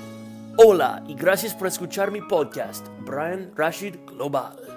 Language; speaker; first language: Spanish; non-native, fluent; English